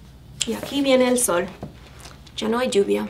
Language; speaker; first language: Spanish; non-native, fluent; English